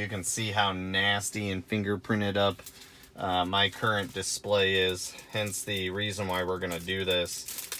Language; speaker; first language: English; native; English